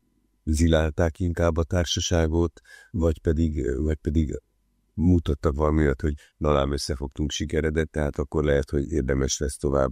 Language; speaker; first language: Hungarian; native; Hungarian